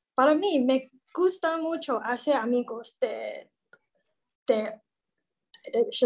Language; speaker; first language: Spanish; non-native, learner; Chinese